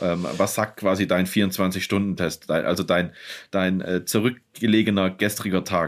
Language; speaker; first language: German; native; German